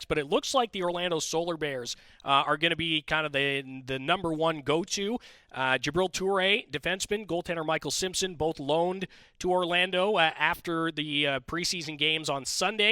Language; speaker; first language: English; native; English